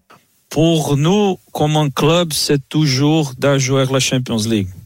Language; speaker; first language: French; non-native, fluent; Portuguese